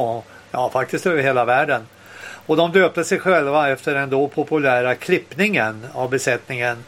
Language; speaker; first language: Swedish; native; Swedish